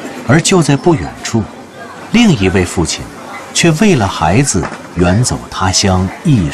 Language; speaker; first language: Chinese; native; Chinese